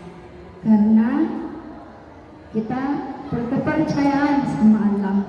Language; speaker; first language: Indonesian; non-native, learner; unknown